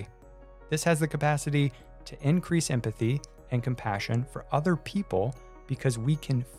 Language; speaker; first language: English; native; English